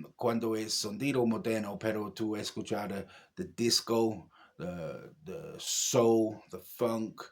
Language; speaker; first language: Spanish; non-native, learner; English